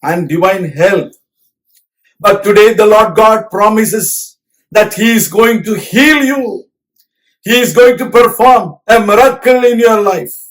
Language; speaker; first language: English; non-native, local second language; Tamil